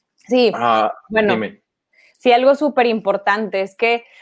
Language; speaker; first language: Spanish; native; Spanish